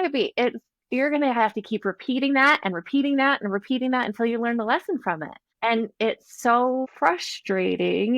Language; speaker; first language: English; native; English